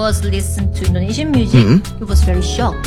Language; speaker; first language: English; non-native, learner; Korean